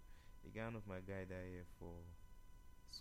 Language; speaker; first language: English; non-native, local second language; Igbo